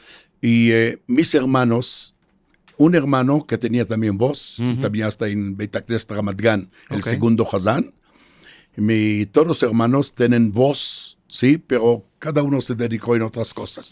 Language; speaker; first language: Spanish; non-native, fluent; Hebrew